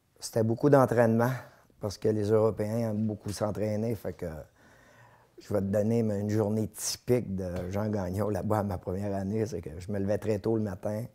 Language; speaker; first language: French; native; French